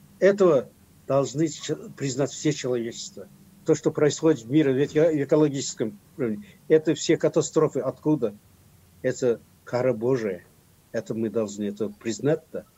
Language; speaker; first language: Russian; non-native, local second language; Kazakh